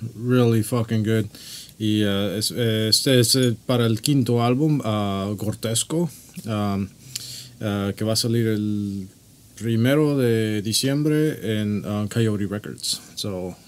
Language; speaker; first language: Spanish; non-native, learner; English